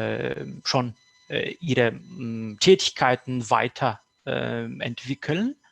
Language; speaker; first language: German; non-native, fluent; Kurdish